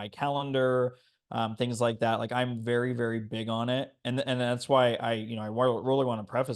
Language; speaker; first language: English; native; English